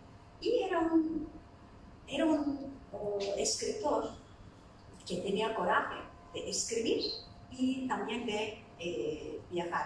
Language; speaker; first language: Spanish; non-native, fluent; Turkish